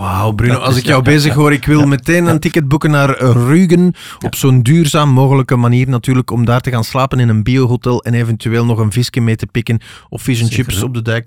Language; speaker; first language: Dutch; native; Dutch